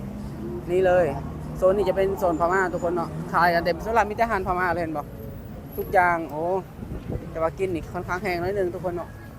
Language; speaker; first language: Thai; non-native, local second language; Northeastern Thai